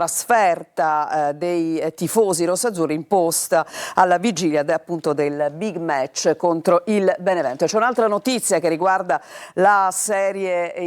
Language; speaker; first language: Italian; native; Italian